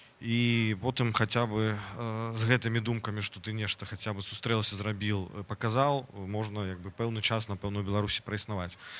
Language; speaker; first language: Belarusian; non-native, local second language; Russian